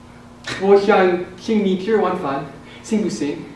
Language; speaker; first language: Chinese; non-native, learner; English